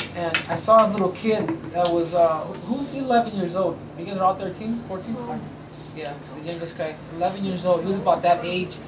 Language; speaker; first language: English; early bilingual, other home language; Spanish